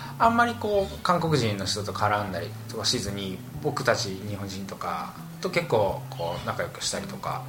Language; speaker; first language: Japanese; native; Japanese